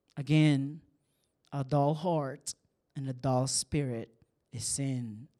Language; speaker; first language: English; non-native, local second language; Filipino